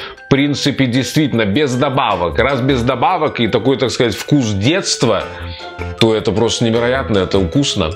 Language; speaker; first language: Russian; native; Russian